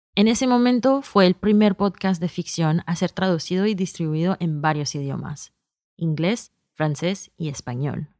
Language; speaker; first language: Spanish; early bilingual, heritage; Spanish